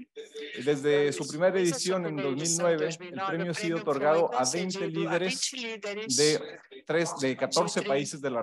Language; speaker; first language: Spanish; native; Spanish